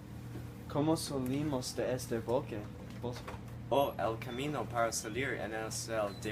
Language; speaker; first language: Spanish; non-native, learner; English